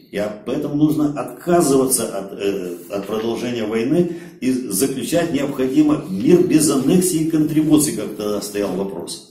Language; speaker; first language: Russian; native; Russian